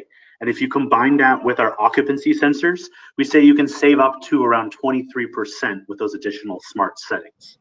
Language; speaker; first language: English; native; English